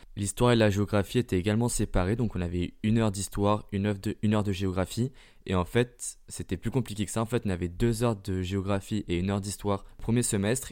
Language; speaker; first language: French; early bilingual, heritage; French